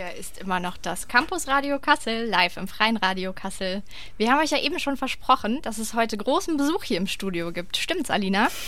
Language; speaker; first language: German; native; German